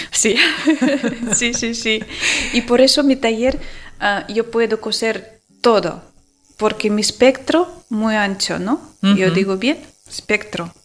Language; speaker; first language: Spanish; non-native, learner; Ukrainian